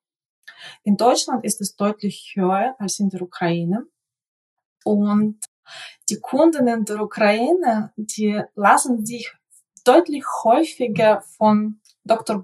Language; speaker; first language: German; non-native, local second language; Ukrainian